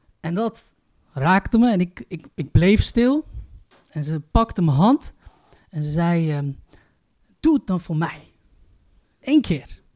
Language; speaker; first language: Dutch; early bilingual, other home language; Turkish